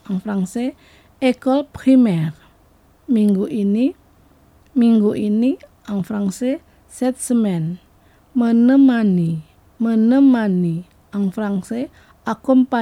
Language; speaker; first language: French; non-native, fluent; Indonesian